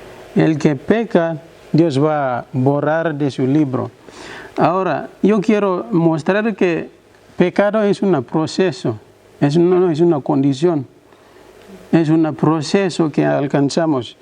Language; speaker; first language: Spanish; non-native, learner; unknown